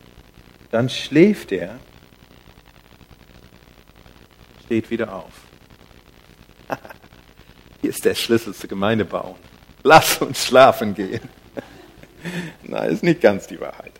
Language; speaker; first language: German; non-native, fluent; English